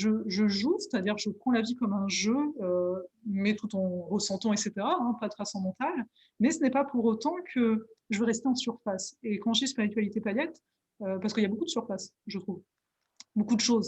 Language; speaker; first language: French; native; French